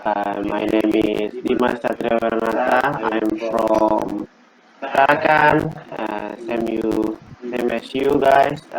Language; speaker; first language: English; non-native, learner; Indonesian